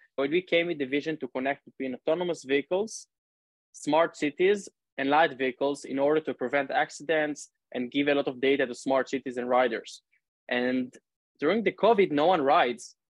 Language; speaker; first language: English; non-native, fluent; Hebrew